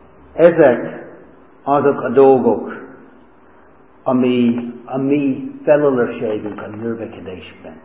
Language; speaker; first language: Hungarian; non-native, fluent; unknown